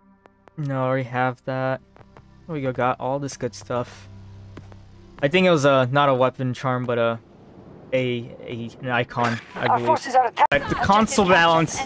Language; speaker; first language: English; native; English